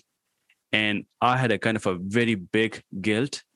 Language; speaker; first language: English; non-native, local second language; Hindi